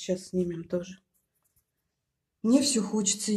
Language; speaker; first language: Russian; native; Russian